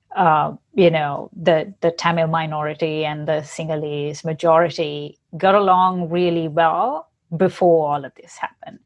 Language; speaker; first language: English; non-native, local second language; Sinhala